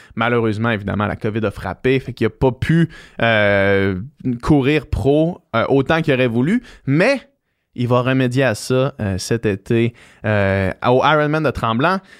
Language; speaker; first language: French; native; French